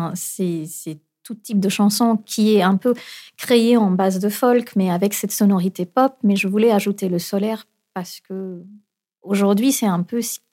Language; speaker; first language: French; non-native, fluent; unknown